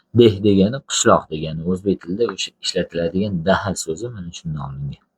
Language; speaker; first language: Uzbek; non-native, local second language; Tajik